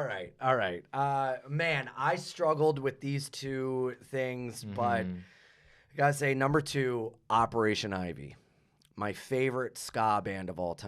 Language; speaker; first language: English; native; English